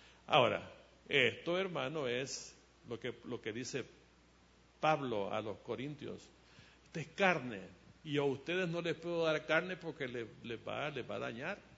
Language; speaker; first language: Spanish; native; Spanish